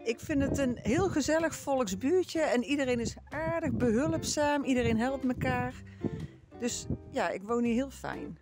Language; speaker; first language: Dutch; native; Dutch